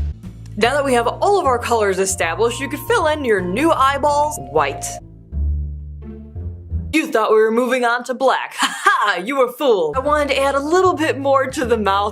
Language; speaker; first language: English; native; English